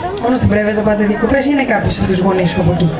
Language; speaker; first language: Greek; native; Greek